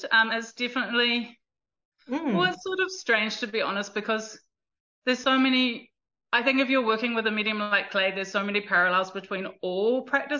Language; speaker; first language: English; native; English